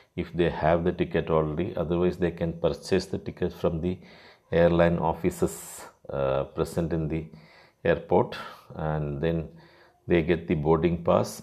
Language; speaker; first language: English; non-native, local second language; Malayalam